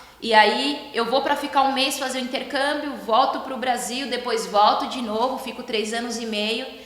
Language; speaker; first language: Portuguese; native; Portuguese